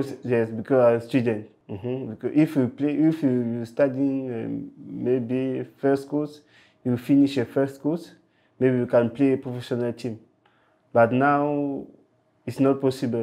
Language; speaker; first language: English; non-native, local second language; French